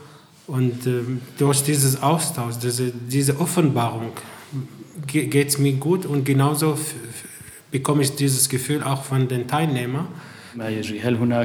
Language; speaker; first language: German; non-native, fluent; Arabic